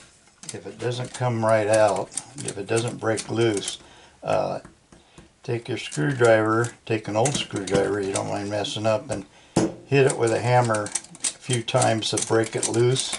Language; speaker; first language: English; native; English